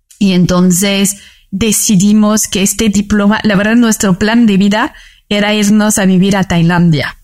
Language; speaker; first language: Spanish; non-native, fluent; French